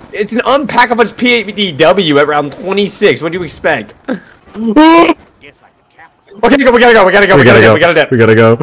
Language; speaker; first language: English; native; English